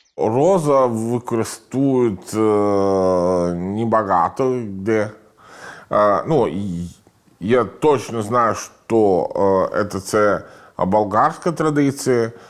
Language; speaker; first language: Ukrainian; non-native, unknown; Italian